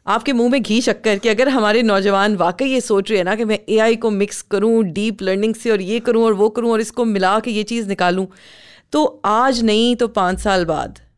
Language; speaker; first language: Hindi; native; Hindi